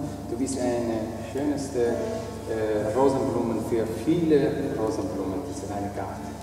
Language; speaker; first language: German; non-native, learner; Persian